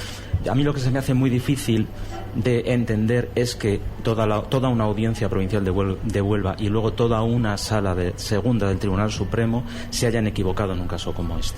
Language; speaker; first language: Spanish; native; Spanish